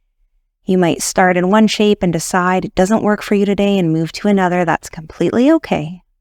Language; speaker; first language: English; native; English